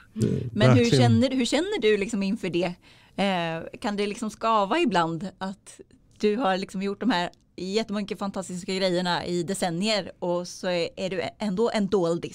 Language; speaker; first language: Swedish; native; Swedish